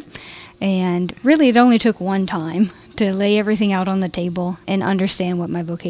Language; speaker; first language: English; native; English